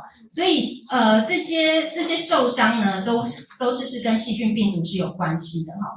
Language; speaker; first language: Chinese; native; Chinese